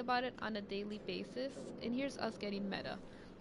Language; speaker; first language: English; native; English